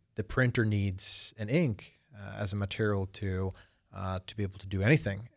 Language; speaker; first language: English; early bilingual, other home language; Swedish